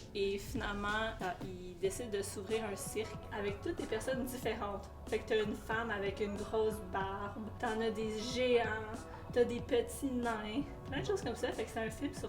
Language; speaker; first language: French; native; French